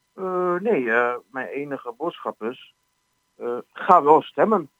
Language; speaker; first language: Dutch; non-native, fluent; Arabic